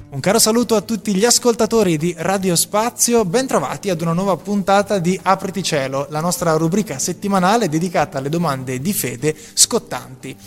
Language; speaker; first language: Italian; native; Italian